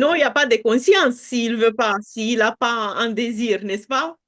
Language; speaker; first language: French; non-native, fluent; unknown